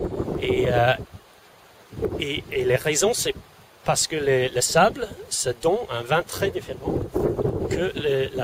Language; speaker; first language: French; non-native, fluent; English